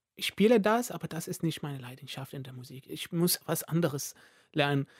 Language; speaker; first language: German; non-native, fluent; Arabic